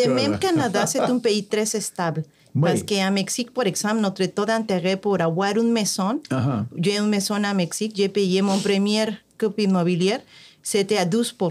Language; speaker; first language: French; non-native, fluent; Spanish